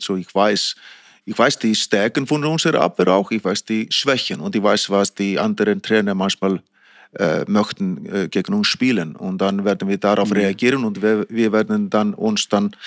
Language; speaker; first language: German; non-native, fluent; Icelandic